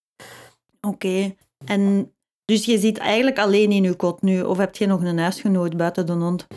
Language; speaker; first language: Dutch; native; Dutch